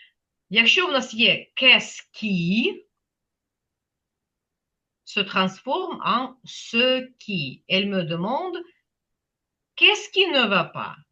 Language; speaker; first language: French; non-native, fluent; Ukrainian